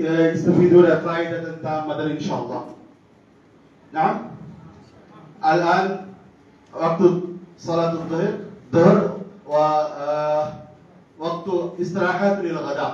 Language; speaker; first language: Arabic; non-native, fluent; Bangla